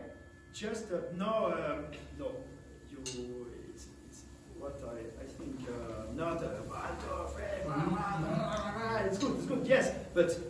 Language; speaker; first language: English; non-native, learner; French